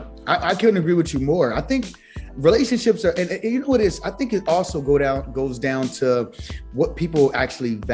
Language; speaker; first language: English; native; English